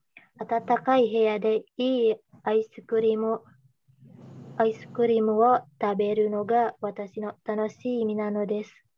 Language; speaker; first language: Japanese; non-native, learner; Indonesian